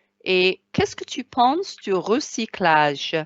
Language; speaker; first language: French; non-native, fluent; Welsh